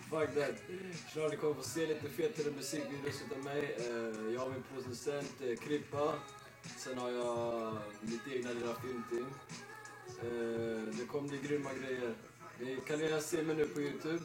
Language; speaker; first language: Swedish; native; Swedish